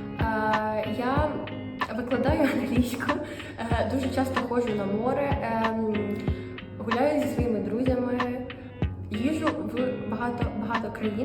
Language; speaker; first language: Ukrainian; native; Ukrainian